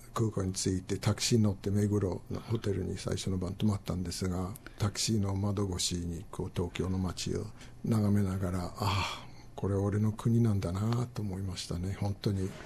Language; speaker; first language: Japanese; non-native, fluent; English